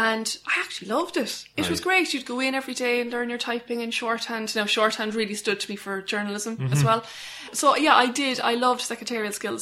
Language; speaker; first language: English; native; English